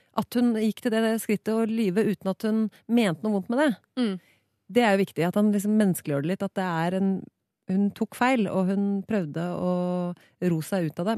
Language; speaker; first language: Norwegian; native; Norwegian